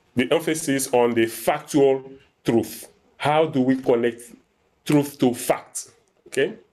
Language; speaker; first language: English; non-native, fluent; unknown